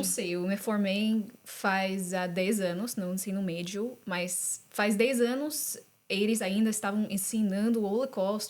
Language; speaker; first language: Portuguese; non-native, fluent; English